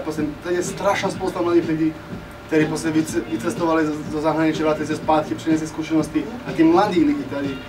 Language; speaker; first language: Czech; non-native, fluent; Serbian